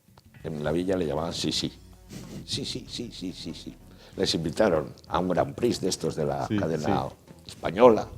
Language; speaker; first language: Spanish; native; Spanish